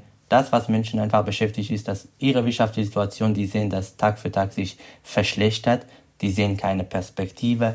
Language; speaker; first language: German; non-native, fluent; Kurdish